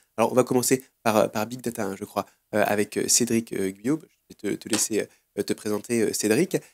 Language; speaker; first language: French; native; French